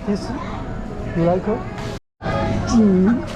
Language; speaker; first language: English; non-native, learner; Korean